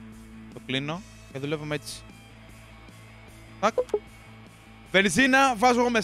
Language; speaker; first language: Greek; native; Greek